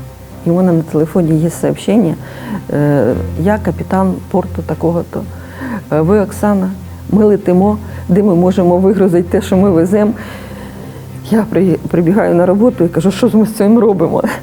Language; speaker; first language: Ukrainian; native; Ukrainian